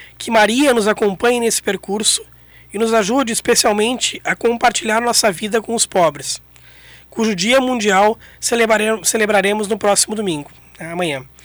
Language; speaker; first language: Portuguese; native; Portuguese